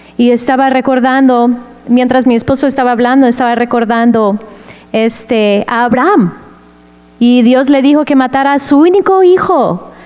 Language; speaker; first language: Spanish; non-native, fluent; English